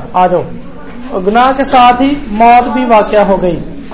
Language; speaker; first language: Urdu; non-native, local second language; Punjabi